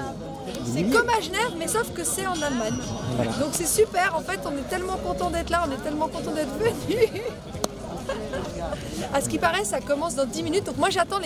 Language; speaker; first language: French; native; French